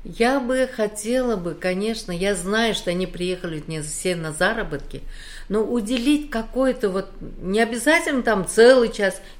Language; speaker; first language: Russian; native; Russian